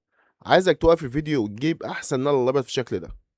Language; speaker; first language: Arabic; native; Arabic